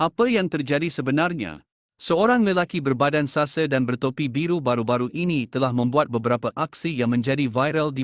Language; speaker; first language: Malay; native; Malay